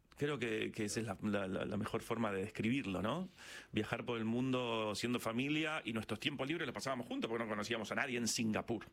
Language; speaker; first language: Spanish; native; Spanish